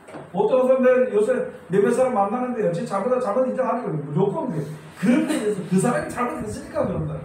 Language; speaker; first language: Korean; native; Korean